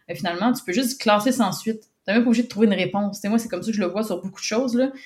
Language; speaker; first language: French; native; French